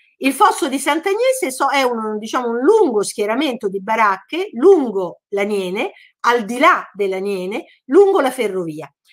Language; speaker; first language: Italian; native; Italian